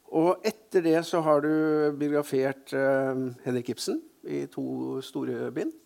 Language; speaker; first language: Norwegian; native; Norwegian